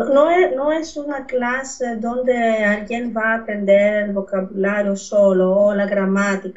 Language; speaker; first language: Spanish; non-native, fluent; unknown